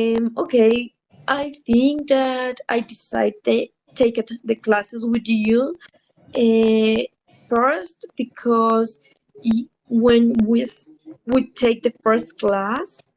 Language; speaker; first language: English; non-native, learner; Spanish